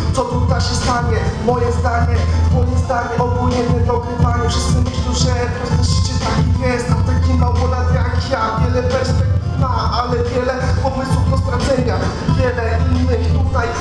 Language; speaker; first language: Polish; native; Polish